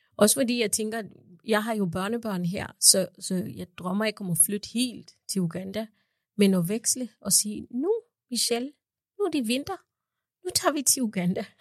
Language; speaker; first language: Danish; non-native, fluent; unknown